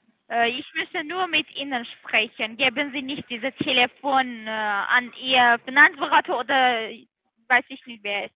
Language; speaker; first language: German; non-native, learner; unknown